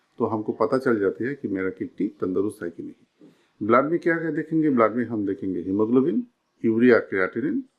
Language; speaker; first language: Hindi; non-native, local second language; Bangla